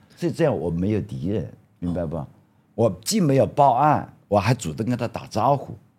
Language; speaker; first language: Chinese; native; Chinese